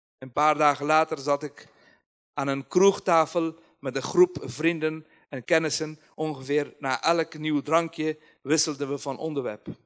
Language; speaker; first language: Dutch; non-native, fluent; Persian